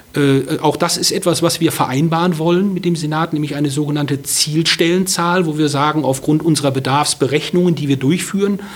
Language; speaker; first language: German; native; German